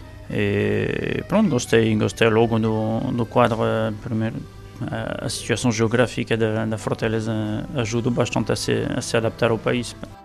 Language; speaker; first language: Portuguese; non-native, fluent; French